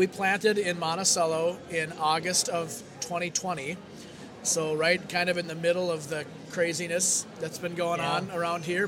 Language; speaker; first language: English; native; English